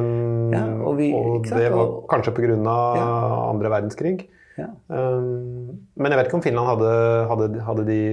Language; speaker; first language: Norwegian; native; Norwegian